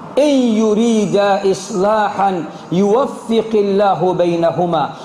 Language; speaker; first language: Swahili; native; Swahili